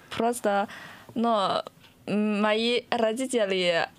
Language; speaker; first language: Russian; non-native, fluent; Chinese